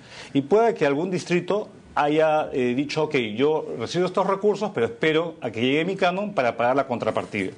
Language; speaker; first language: Spanish; native; Spanish